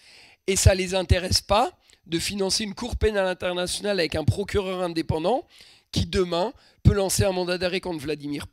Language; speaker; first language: French; native; French